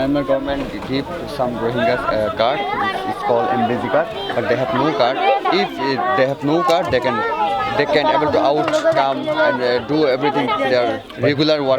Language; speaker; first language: English; non-native, learner; Rohingya